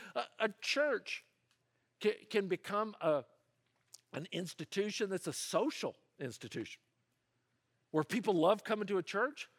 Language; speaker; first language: English; native; English